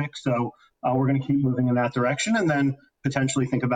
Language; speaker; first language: English; native; English